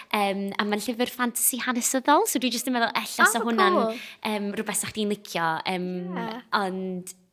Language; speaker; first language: Welsh; non-native, local second language; English